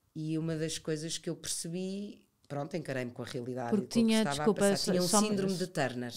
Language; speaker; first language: Portuguese; native; Portuguese